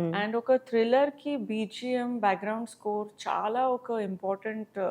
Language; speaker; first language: Telugu; non-native, learner; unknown